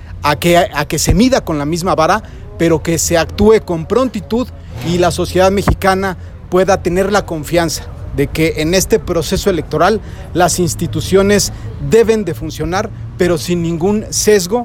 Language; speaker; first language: Spanish; native; Spanish